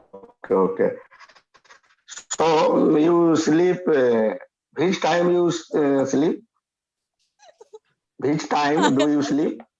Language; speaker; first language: English; non-native, learner; Hindi